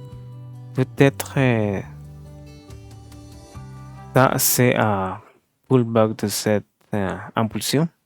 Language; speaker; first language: French; non-native, learner; Spanish